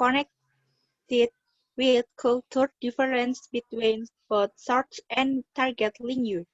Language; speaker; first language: English; non-native, learner; Indonesian